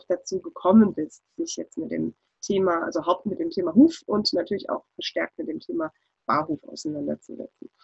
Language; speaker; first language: German; native; German